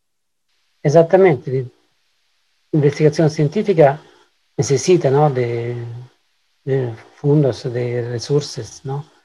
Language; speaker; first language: Spanish; non-native, learner; Italian